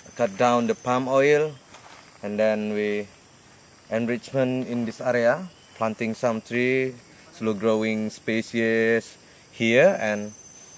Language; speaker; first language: English; non-native, learner; Indonesian